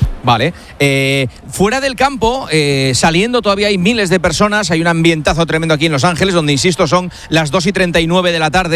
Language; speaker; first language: Spanish; native; Spanish